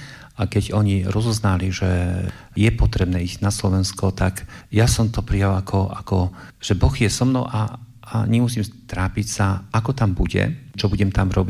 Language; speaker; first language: Slovak; non-native, fluent; Polish